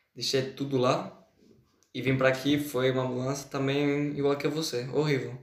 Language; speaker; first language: Portuguese; non-native, fluent; Spanish